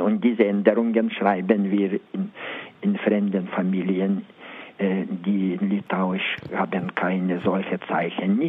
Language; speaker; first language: German; non-native, learner; Lithuanian